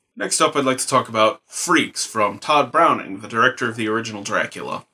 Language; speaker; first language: English; native; English